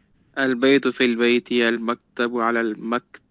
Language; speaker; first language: Arabic; non-native, learner; Urdu